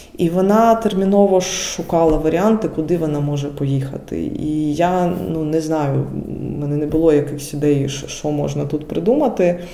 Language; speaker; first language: Ukrainian; non-native, local second language; Russian